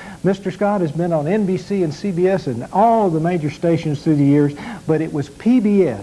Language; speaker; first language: English; native; English